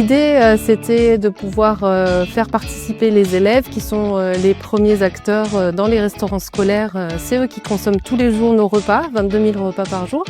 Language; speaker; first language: French; native; French